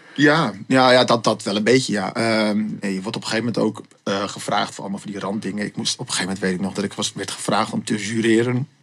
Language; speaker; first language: Dutch; native; Dutch